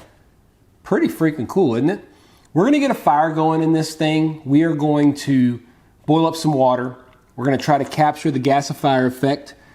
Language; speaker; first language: English; native; English